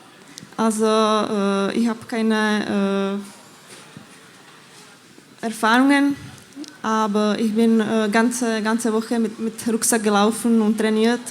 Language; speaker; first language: German; non-native, fluent; Czech